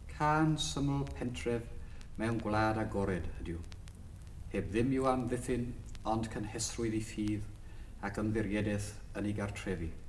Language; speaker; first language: Welsh; non-native, local second language; English